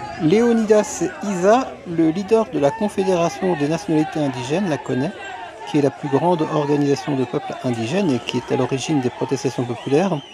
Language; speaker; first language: French; native; French